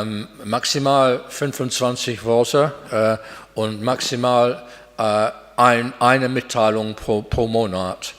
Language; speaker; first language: German; non-native, fluent; English